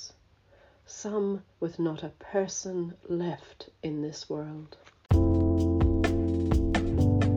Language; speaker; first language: English; native; English